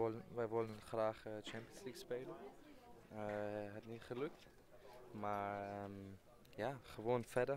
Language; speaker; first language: Dutch; non-native, fluent; German